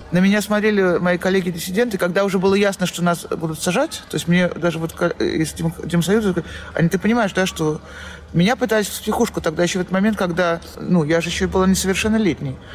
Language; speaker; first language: Russian; native; Russian